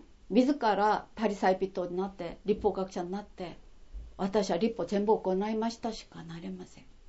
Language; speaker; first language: Japanese; non-native, fluent; Korean